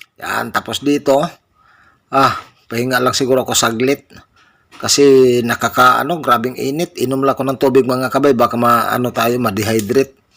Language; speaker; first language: Filipino; non-native, local second language; Cebuano